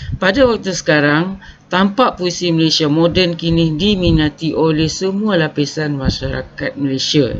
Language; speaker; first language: Malay; native; Malay